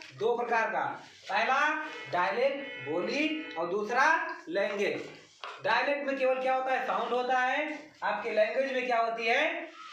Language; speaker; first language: Hindi; native; Hindi